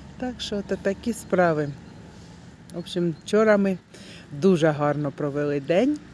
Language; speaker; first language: Ukrainian; native; Ukrainian